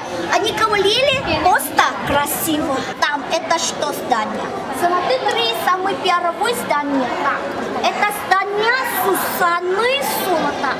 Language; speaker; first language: Russian; non-native, local second language; Thai